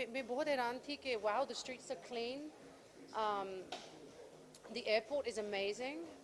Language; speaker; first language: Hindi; early bilingual, heritage; English